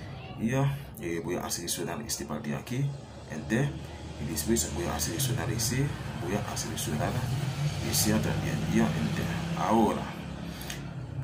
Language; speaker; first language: Spanish; non-native, learner; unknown